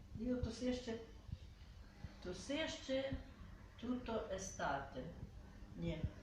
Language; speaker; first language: Italian; non-native, learner; Ukrainian